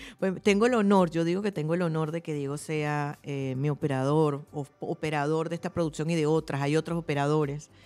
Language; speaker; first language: Spanish; native; Spanish